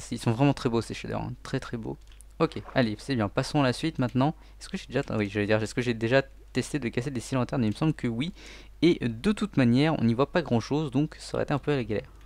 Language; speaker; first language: French; native; French